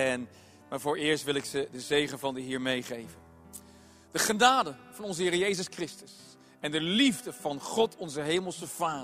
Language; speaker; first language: Dutch; native; Dutch